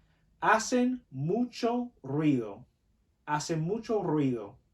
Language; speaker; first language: Spanish; non-native, fluent; English